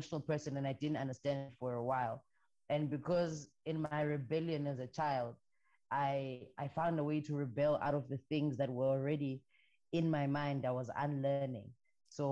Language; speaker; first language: English; non-native, local second language; Xhosa